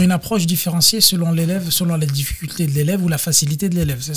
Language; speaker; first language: French; native; French